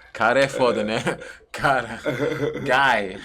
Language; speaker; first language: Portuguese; non-native, learner; English